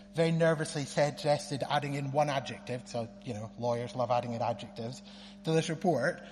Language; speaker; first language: English; native; English